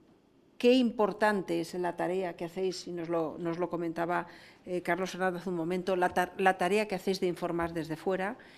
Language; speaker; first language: Spanish; native; Spanish